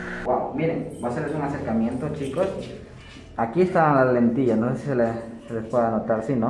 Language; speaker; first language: Spanish; native; Spanish